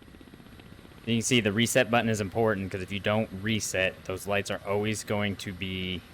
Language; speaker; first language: English; native; English